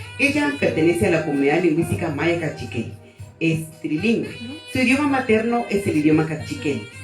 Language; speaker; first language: Spanish; native; Spanish